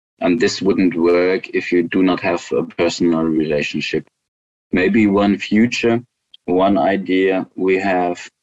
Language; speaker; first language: English; non-native, fluent; German